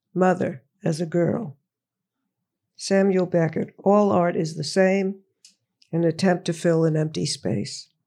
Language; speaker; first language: English; native; English